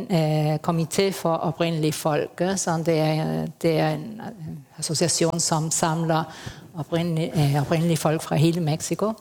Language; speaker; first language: Danish; non-native, fluent; Spanish